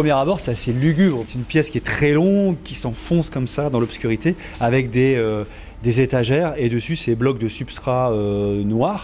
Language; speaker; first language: French; native; French